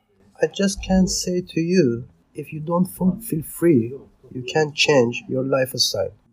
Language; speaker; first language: English; non-native, learner; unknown